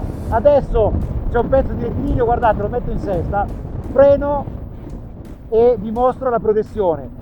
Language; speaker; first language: Italian; native; Italian